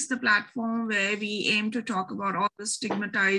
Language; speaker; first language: English; non-native, local second language; Bangla